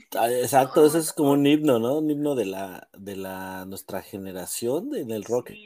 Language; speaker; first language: Spanish; native; Spanish